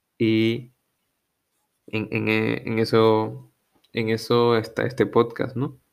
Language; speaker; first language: Spanish; native; Spanish